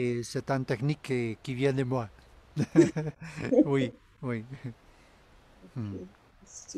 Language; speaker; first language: French; non-native, fluent; Spanish